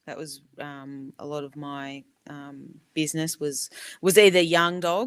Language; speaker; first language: English; native; English